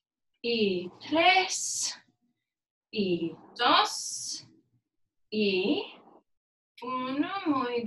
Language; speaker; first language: Spanish; non-native, learner; English